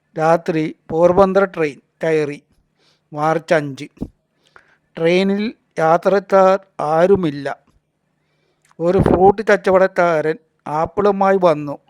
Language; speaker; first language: Malayalam; native; Malayalam